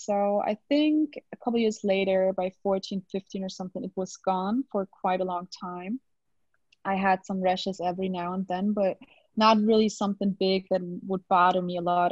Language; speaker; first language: English; non-native, fluent; German